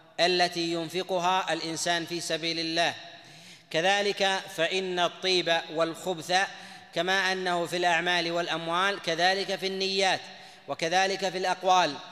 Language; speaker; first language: Arabic; native; Arabic